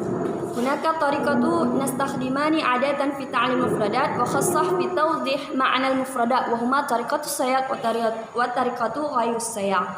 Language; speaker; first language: Arabic; non-native, learner; Indonesian